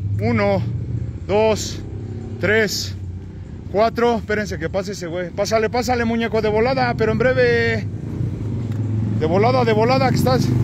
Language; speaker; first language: Spanish; native; Spanish